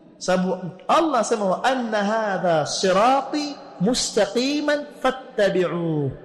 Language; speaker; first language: Swahili; native; Swahili